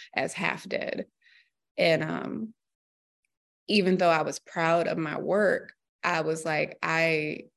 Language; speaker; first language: English; native; English